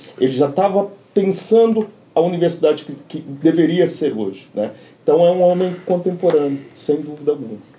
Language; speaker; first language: Portuguese; native; Portuguese